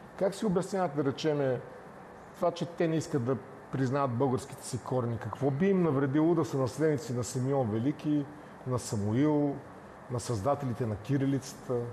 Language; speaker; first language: Bulgarian; native; Bulgarian